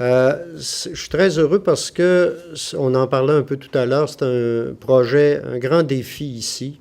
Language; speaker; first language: French; native; French